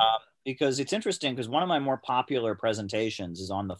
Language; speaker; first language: English; native; English